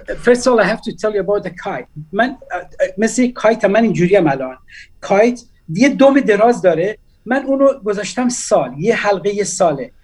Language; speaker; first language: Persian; non-native, local second language; Central Kurdish